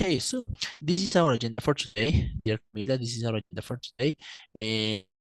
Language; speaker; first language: English; non-native, fluent; Spanish